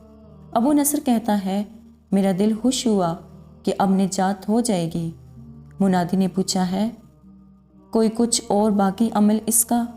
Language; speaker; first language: Urdu; native; Urdu